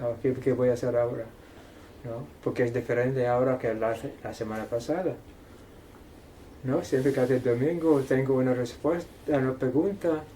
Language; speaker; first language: Spanish; non-native, fluent; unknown